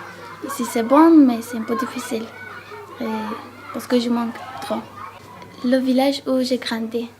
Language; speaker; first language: French; non-native, learner; Georgian